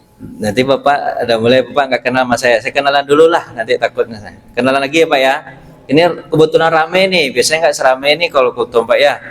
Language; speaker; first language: Indonesian; non-native, local second language; Minangkabau